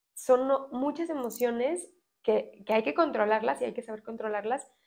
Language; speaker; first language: Spanish; native; Spanish